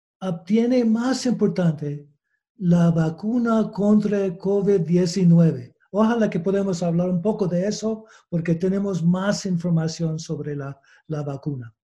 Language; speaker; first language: Spanish; non-native, learner; English